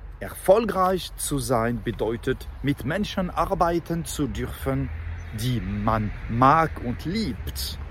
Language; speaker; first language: German; non-native, fluent; French